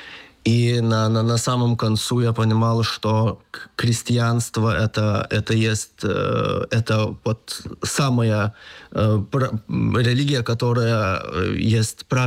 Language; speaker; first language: Russian; non-native, learner; Lithuanian